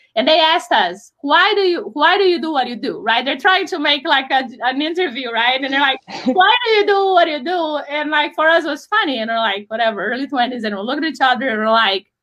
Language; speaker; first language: English; non-native, fluent; Portuguese